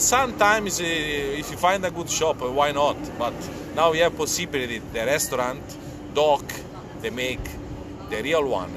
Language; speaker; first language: English; non-native, learner; Italian